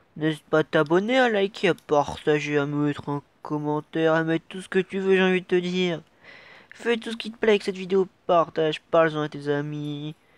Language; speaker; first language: French; native; French